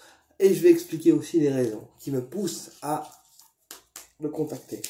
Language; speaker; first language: French; native; French